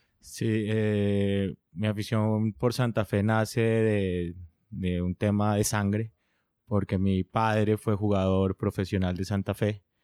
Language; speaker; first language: Spanish; native; Spanish